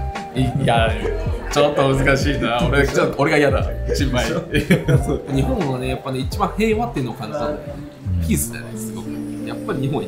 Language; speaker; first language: Japanese; native; Japanese